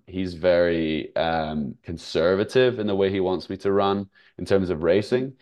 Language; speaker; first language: English; native; English